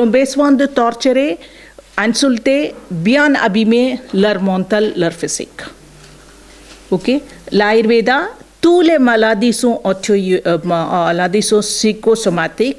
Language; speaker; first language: French; non-native, learner; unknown